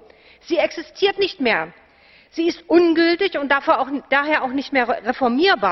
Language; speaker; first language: German; native; German